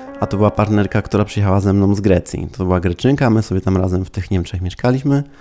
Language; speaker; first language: Polish; early bilingual, heritage; Polish